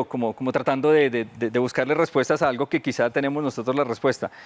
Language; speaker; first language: Spanish; native; Spanish